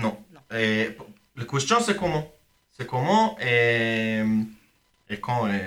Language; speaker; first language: French; non-native, learner; Hebrew